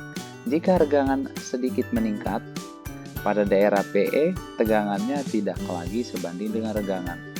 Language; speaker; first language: Indonesian; native; Indonesian